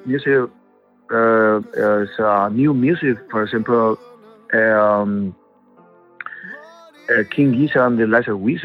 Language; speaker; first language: English; non-native, learner; Spanish